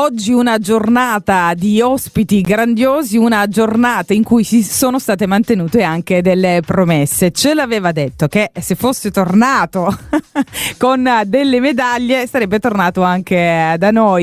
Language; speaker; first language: Italian; native; Italian